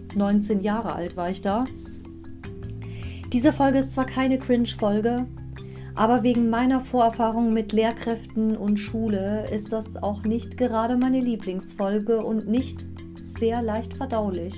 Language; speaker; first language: German; native; German